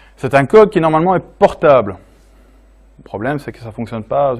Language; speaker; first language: French; native; French